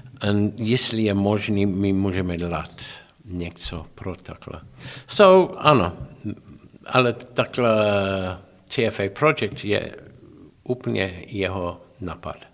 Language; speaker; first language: Czech; non-native, learner; English